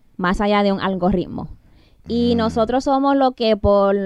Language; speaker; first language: Spanish; early bilingual, heritage; Spanish